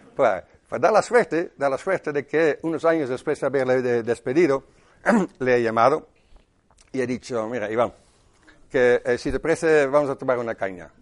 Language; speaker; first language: Spanish; non-native, fluent; Dutch